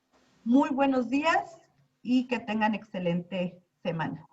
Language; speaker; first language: Spanish; native; Spanish